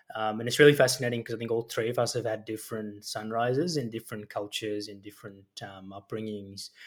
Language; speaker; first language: English; early bilingual, other home language; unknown